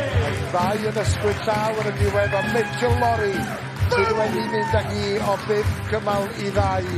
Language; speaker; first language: Welsh; native; Welsh